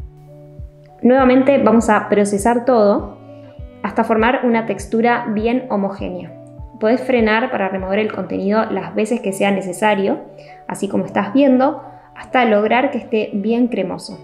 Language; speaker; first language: Spanish; native; Spanish